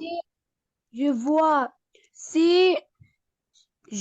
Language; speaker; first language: French; non-native, learner; Arabic